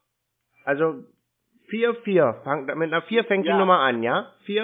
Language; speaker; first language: German; native; German